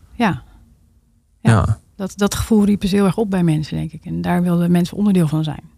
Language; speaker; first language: Dutch; native; Dutch